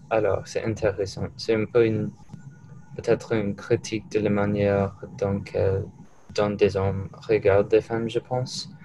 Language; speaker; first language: French; non-native, learner; English